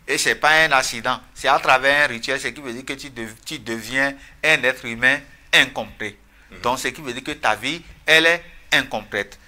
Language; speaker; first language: French; non-native, local second language; Fon